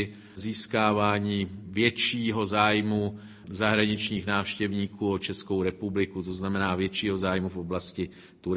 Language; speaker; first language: Czech; native; Czech